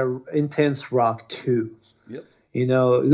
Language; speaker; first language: English; non-native, fluent; Portuguese